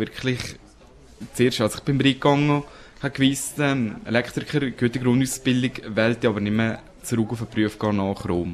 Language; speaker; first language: German; native; German